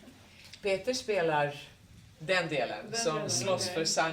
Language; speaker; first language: Swedish; non-native, fluent; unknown